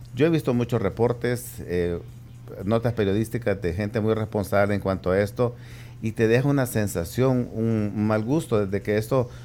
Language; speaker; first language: Spanish; native; Spanish